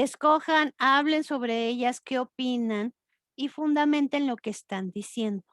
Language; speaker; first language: Spanish; native; Spanish